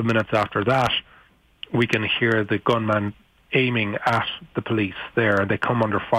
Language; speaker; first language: English; native; English